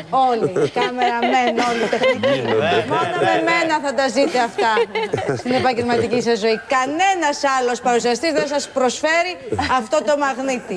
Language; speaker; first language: Greek; native; Greek